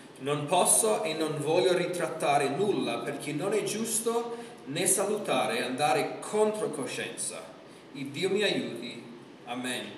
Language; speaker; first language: Italian; non-native, fluent; English